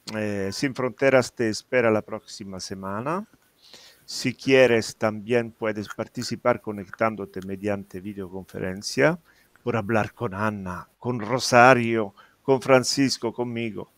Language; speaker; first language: Spanish; non-native, fluent; Italian